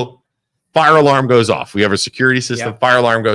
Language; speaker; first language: English; native; English